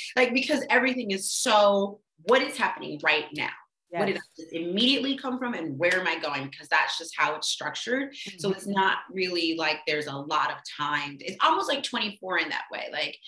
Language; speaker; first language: English; native; English